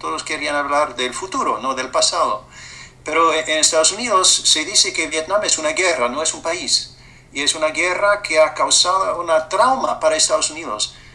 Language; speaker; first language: Spanish; non-native, fluent; English